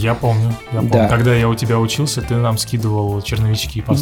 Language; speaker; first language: Russian; native; Russian